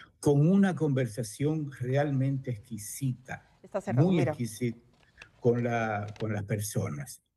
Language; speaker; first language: Spanish; native; Spanish